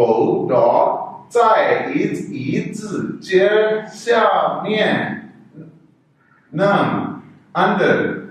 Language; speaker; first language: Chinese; non-native, fluent; Urdu